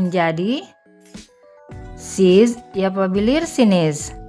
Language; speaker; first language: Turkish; non-native, fluent; Indonesian